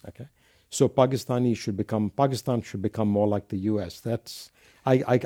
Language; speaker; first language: English; non-native, local second language; Urdu